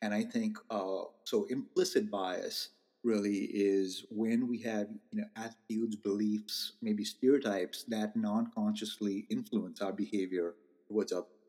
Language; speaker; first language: English; non-native, local second language; Hindi